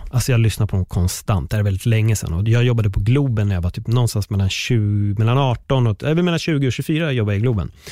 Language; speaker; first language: Swedish; native; Swedish